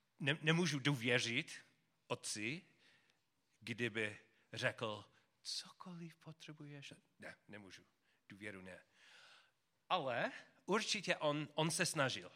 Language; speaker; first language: Czech; non-native, learner; English